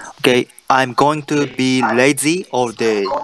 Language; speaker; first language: English; non-native, learner; Japanese